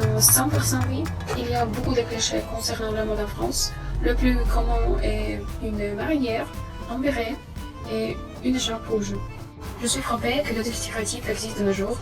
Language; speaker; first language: French; non-native, learner; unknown